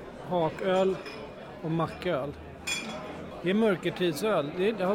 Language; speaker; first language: Swedish; native; Swedish